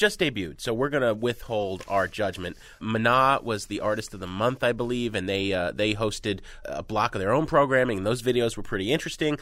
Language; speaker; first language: English; native; English